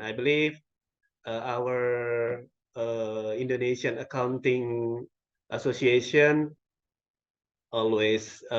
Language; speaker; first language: English; non-native, local second language; Indonesian